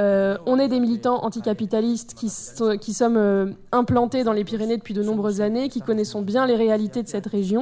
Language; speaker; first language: French; native; French